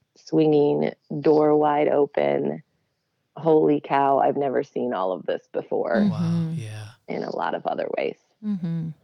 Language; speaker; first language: English; native; English